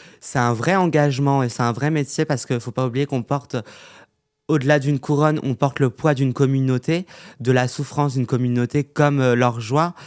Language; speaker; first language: French; native; French